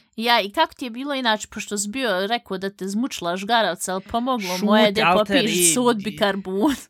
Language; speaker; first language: Bosnian; early bilingual, heritage; Bosnian